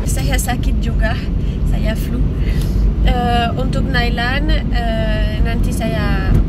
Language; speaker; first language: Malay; non-native, learner; French